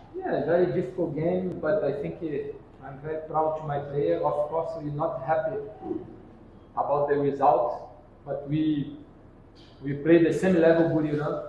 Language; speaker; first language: English; non-native, learner; Portuguese